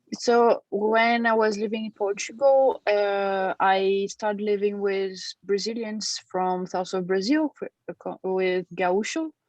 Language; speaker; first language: English; non-native, fluent; French